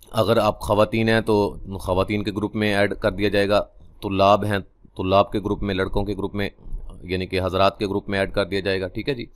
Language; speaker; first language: Urdu; native; Urdu